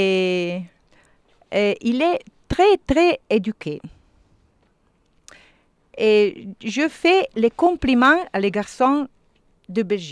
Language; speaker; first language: French; non-native, learner; Italian